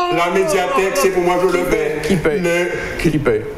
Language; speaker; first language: French; native; French